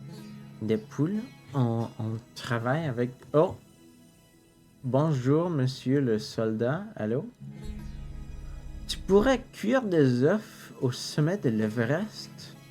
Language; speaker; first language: French; non-native, local second language; English